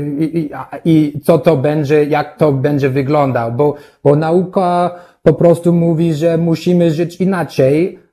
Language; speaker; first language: Polish; non-native, learner; English